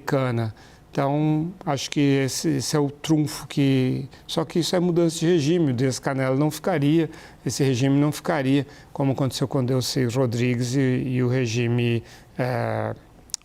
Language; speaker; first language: Portuguese; native; Portuguese